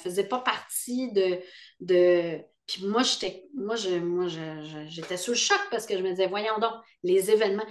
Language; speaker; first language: French; native; French